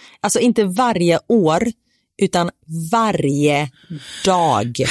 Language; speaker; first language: Swedish; native; Swedish